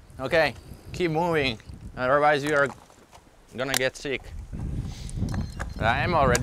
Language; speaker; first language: English; non-native, fluent; Slovak